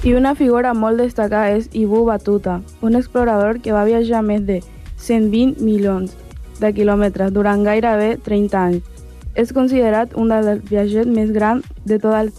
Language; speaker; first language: Catalan; non-native, learner; Spanish